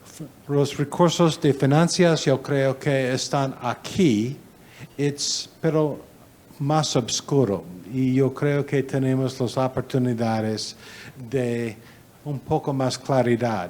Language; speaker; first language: Spanish; non-native, learner; English